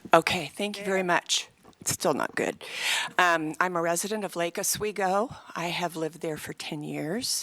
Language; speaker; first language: English; native; English